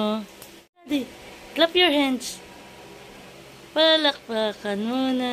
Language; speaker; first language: Filipino; native; Filipino